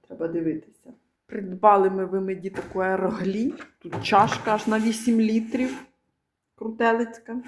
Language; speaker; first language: Ukrainian; native; Ukrainian